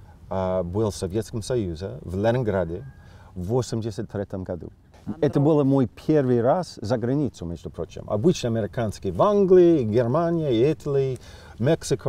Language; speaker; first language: Russian; non-native, fluent; English